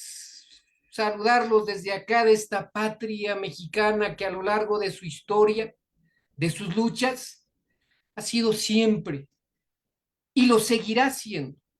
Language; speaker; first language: Spanish; native; Spanish